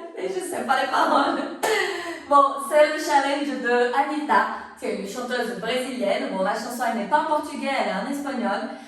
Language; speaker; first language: French; non-native, fluent; Portuguese